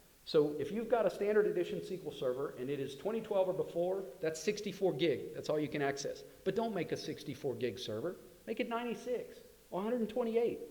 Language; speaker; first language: English; native; English